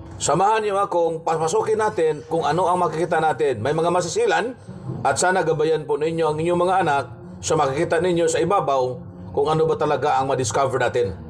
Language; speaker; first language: Filipino; non-native, local second language; Cebuano